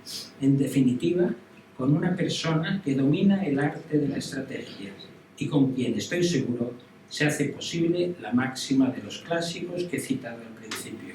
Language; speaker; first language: Spanish; native; Spanish